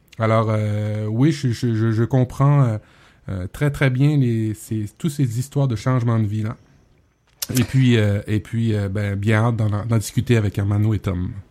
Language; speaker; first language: French; native; French